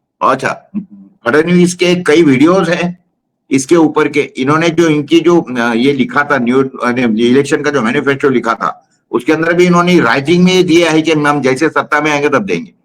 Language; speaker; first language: Hindi; non-native, local second language; Marathi